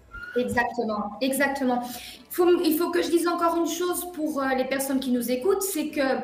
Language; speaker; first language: French; non-native, fluent; Portuguese